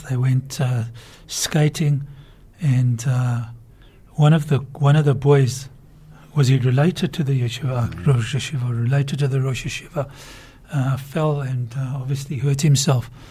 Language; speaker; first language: English; native; English